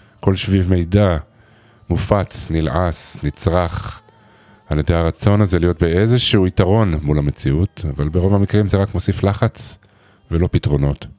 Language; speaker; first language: Hebrew; native; Hebrew